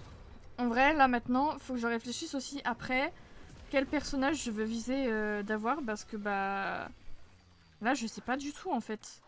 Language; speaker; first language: French; native; French